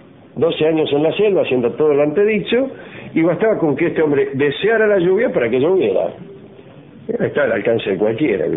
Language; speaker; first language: Spanish; native; Spanish